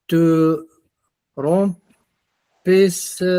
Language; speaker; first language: Spanish; non-native, learner; Arabic